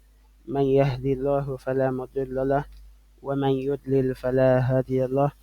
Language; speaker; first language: Arabic; non-native, fluent; French